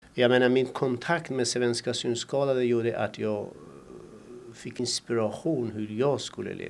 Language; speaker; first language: Swedish; non-native, fluent; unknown